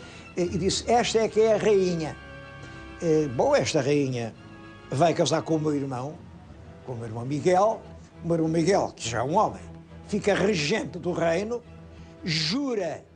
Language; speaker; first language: Portuguese; native; Portuguese